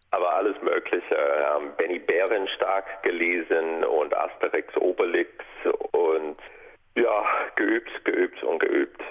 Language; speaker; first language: German; non-native, fluent; English